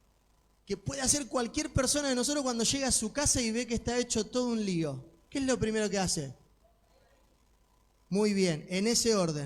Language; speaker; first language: Spanish; native; Spanish